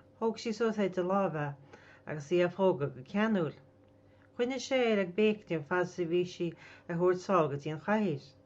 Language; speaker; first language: Irish; native; Irish